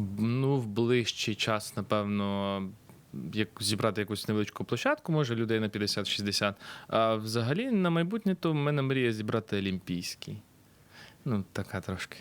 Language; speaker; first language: Ukrainian; non-native, local second language; Russian